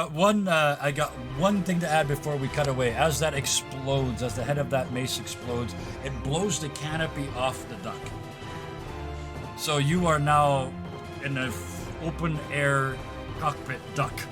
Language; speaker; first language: English; native; English